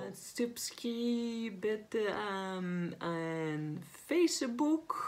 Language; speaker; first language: Spanish; non-native, learner; Dutch